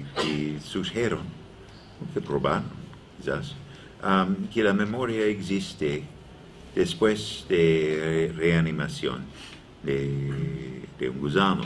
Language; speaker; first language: Spanish; non-native, learner; English